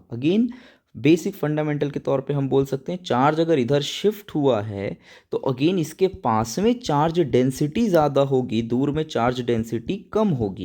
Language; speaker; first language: Hindi; native; Hindi